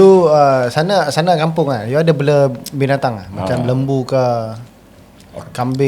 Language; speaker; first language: Malay; native; Malay